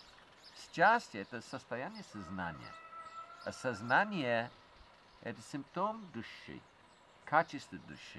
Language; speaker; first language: Russian; non-native, fluent; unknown